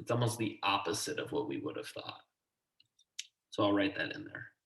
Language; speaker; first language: English; native; English